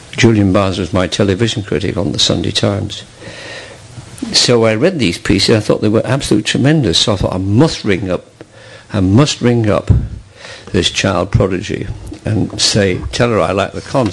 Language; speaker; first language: English; native; English